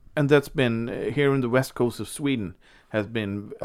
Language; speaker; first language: English; non-native, fluent; Swedish